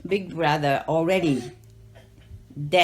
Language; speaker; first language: English; non-native, learner; Japanese